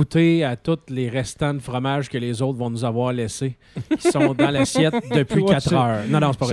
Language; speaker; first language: French; native; French